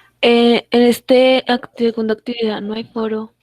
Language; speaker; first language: Spanish; native; Spanish